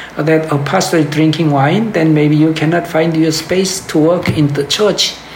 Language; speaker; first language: English; early bilingual, other home language; Korean